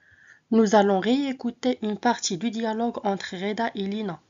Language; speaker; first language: French; non-native, local second language; Arabic